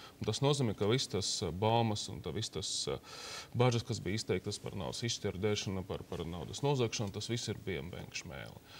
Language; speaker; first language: Latvian; non-native, local second language; Russian